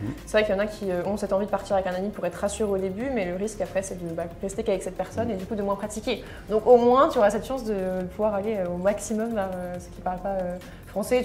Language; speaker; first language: French; native; French